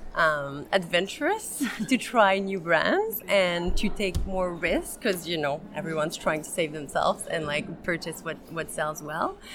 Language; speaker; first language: English; native; English